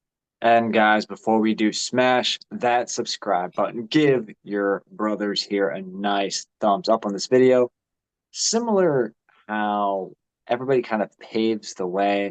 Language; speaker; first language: English; native; English